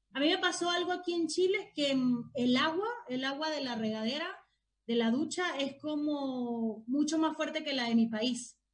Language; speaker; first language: Spanish; native; Spanish